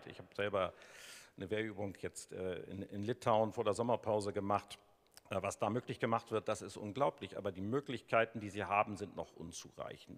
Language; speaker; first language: German; native; German